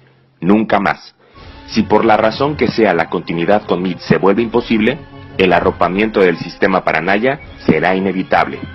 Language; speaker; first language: Spanish; native; Spanish